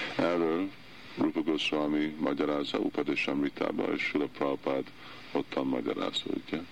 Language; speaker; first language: Hungarian; early bilingual, heritage; Hungarian